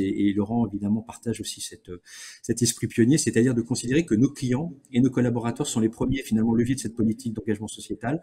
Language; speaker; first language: French; native; French